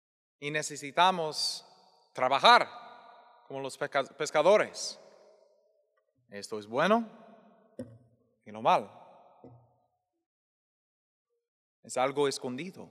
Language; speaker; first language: Spanish; non-native, fluent; English